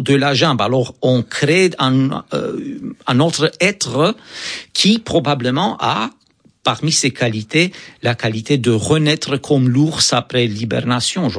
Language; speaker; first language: French; non-native, fluent; Romanian